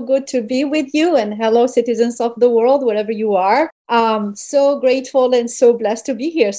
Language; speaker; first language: English; non-native, fluent; Berber languages